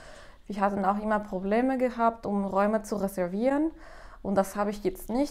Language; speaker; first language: German; non-native, fluent; Spanish